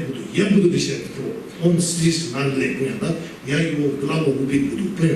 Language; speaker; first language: Russian; non-native, learner; Tibetan